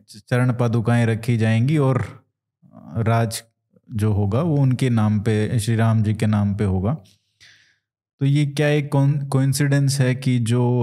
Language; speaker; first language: Hindi; native; Hindi